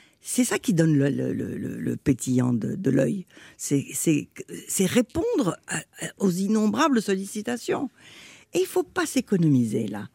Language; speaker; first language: French; native; French